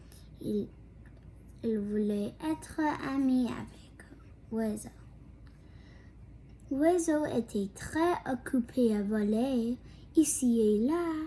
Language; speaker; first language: French; non-native, local second language; English